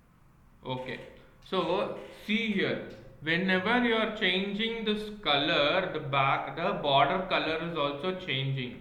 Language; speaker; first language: English; non-native, local second language; Kannada